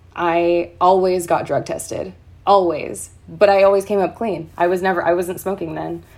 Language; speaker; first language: English; native; English